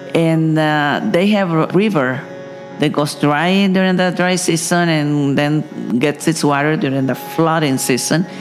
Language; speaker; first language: English; non-native, fluent; Spanish